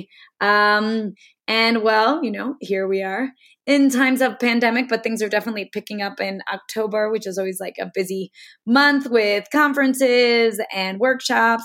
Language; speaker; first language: English; native; English